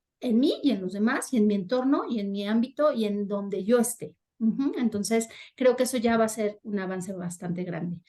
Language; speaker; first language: Spanish; native; Spanish